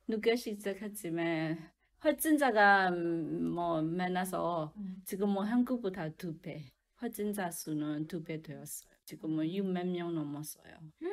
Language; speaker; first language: Korean; non-native, learner; Burmese